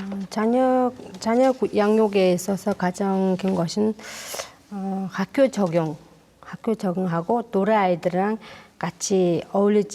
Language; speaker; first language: Korean; non-native, learner; Mongolian